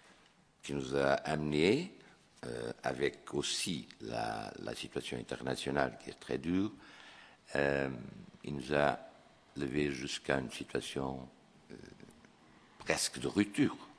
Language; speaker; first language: French; non-native, fluent; Portuguese